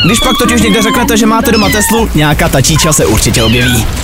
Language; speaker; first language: Czech; native; Czech